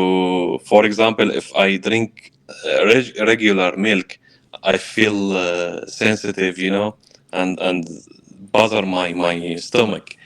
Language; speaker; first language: English; non-native, learner; Arabic